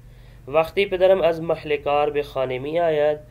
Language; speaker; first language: Persian; non-native, fluent; Urdu